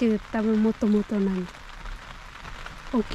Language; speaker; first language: Japanese; non-native, learner; Vietnamese